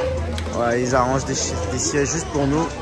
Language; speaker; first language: French; native; French